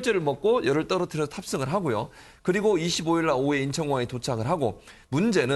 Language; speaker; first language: Korean; native; Korean